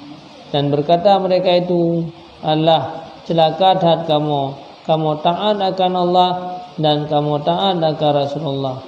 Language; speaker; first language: Indonesian; non-native, local second language; Achinese